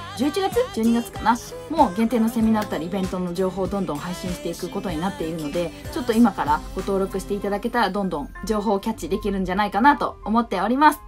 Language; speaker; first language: Japanese; native; Japanese